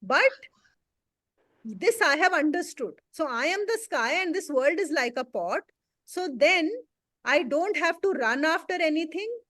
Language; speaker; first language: English; non-native, local second language; Hindi